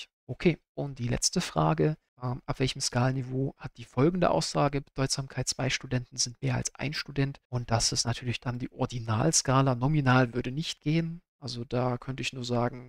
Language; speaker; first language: German; native; German